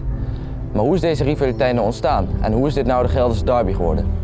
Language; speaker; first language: Dutch; native; Dutch